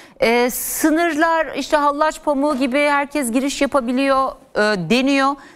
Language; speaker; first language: Turkish; native; Turkish